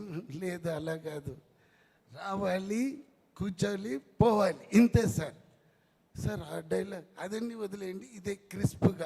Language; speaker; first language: Telugu; non-native, learner; Tamil